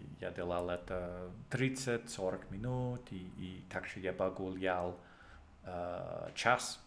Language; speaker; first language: Russian; non-native, learner; English